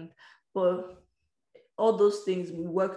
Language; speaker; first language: English; native; English